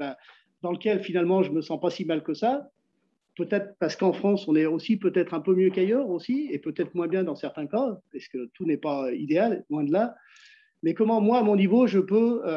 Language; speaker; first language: French; native; French